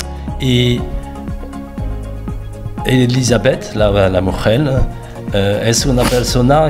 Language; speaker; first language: Spanish; non-native, fluent; French